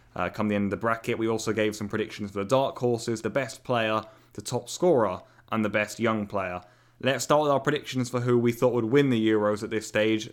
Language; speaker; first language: English; native; English